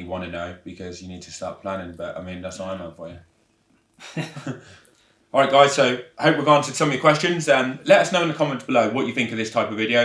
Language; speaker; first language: English; native; English